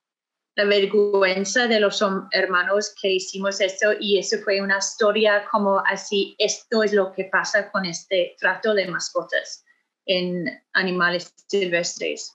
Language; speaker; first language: Spanish; non-native, fluent; English